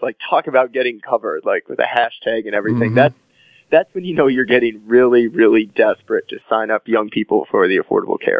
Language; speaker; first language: English; native; English